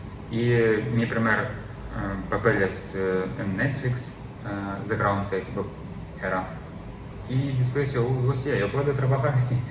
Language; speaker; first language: Spanish; non-native, learner; Ukrainian